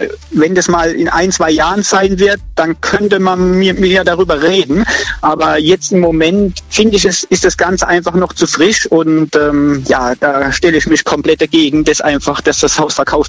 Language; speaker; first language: German; native; German